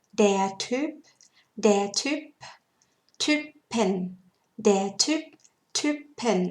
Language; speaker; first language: German; non-native, learner; Thai